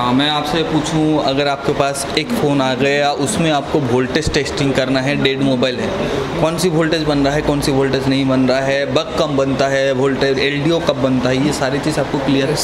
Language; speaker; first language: Hindi; native; Hindi